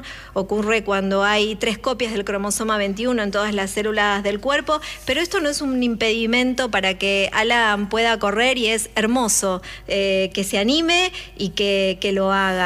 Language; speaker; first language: Spanish; native; Spanish